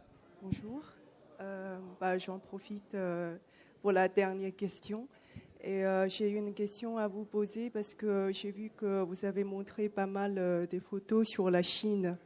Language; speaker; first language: French; non-native, fluent; Chinese